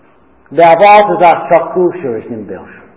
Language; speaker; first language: Hungarian; non-native, learner; English